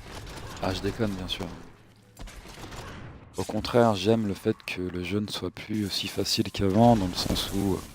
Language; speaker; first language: French; native; French